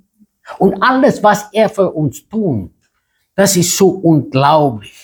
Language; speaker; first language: German; non-native, fluent; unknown